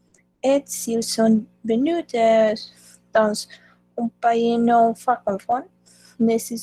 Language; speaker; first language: French; non-native, learner; Spanish